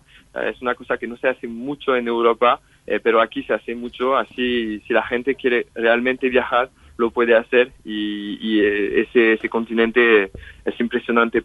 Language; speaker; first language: Spanish; non-native, fluent; French